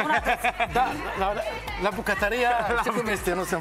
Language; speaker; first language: Romanian; non-native, learner; Hebrew